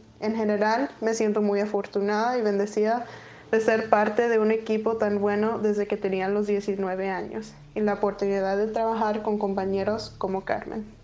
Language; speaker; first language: Spanish; early bilingual, heritage; Spanish